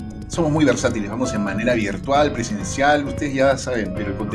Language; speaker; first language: Spanish; native; Spanish